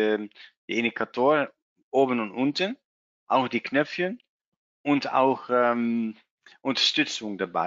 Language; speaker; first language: German; non-native, learner; Dutch